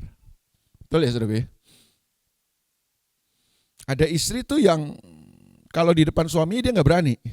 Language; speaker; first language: Indonesian; native; Indonesian